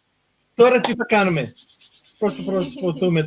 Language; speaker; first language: Greek; early bilingual, heritage; Greek